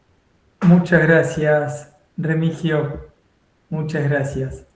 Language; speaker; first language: Spanish; native; Spanish